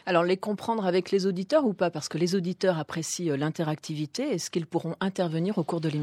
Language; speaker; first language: French; native; French